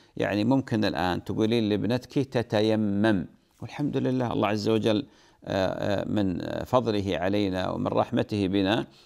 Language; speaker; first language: Arabic; native; Arabic